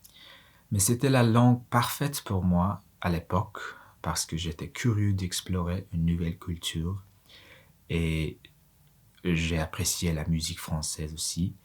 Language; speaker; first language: French; non-native, fluent; Mongolian